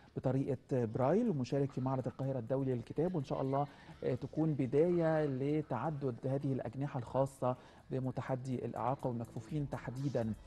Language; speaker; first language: Arabic; native; Arabic